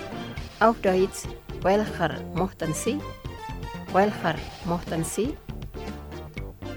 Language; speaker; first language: German; non-native, fluent; Indonesian